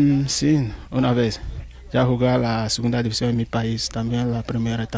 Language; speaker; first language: Spanish; non-native, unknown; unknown